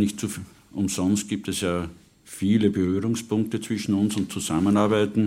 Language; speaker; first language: German; native; German